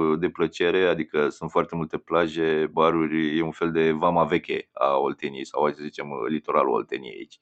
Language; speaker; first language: Romanian; native; Romanian